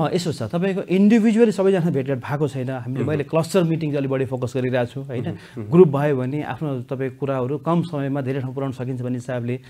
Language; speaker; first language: Nepali; native; Nepali